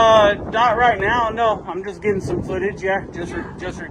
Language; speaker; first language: English; native; English